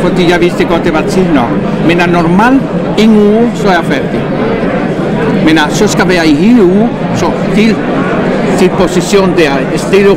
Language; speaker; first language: Danish; non-native, fluent; Spanish